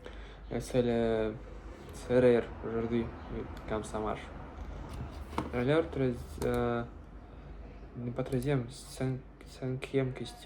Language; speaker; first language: French; non-native, learner; Russian